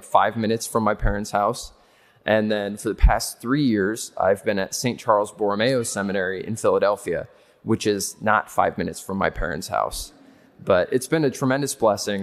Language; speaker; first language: English; native; English